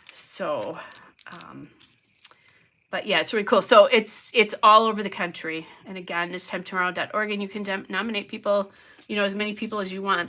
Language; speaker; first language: English; native; English